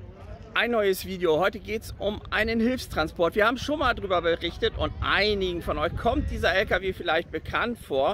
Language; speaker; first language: German; native; German